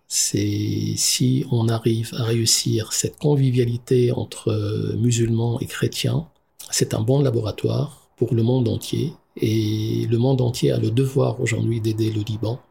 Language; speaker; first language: French; non-native, local second language; Arabic